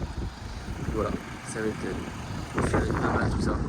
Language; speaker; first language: French; native; French